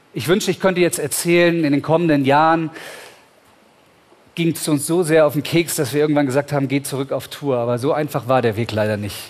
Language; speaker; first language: German; native; German